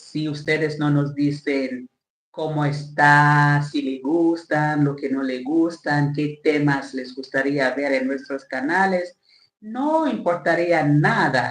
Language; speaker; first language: Spanish; non-native, learner; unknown